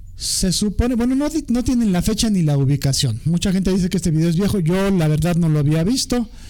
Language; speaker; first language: Spanish; native; Spanish